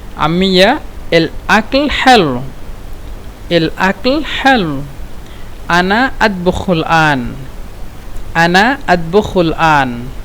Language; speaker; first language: Egyptian Arabic; non-native, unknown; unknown